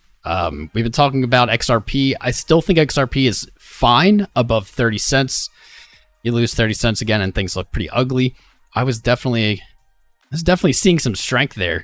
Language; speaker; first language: English; native; English